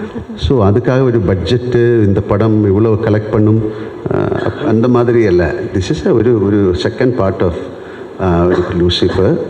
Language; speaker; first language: Tamil; non-native, learner; Malayalam